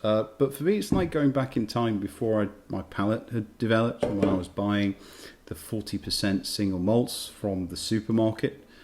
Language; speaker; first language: English; native; English